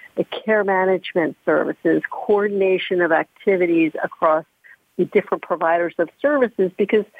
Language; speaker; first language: English; native; English